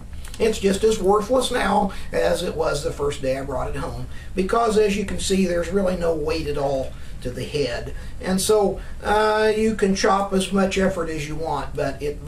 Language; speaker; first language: English; native; English